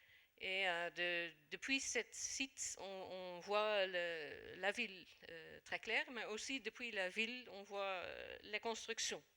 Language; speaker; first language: French; non-native, fluent; Dutch